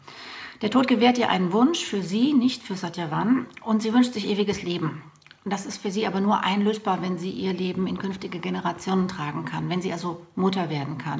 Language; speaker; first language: German; native; German